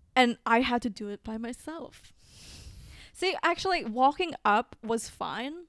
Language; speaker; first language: English; early bilingual, other home language; Filipino